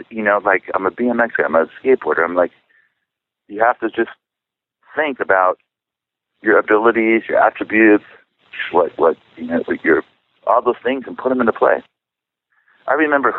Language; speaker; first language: English; early bilingual, other home language; Czech